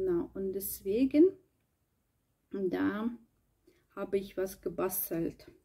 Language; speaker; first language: German; non-native, learner; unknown